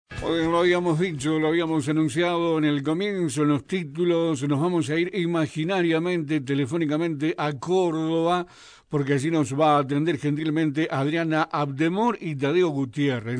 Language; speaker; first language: Spanish; native; Spanish